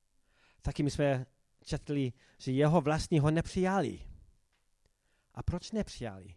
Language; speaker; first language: Czech; non-native, fluent; English